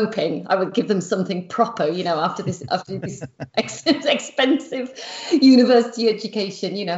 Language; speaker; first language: English; native; English